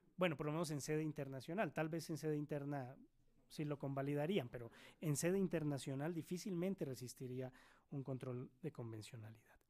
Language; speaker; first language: Spanish; native; Spanish